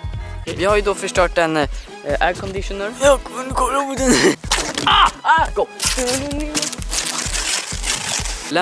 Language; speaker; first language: Swedish; native; Swedish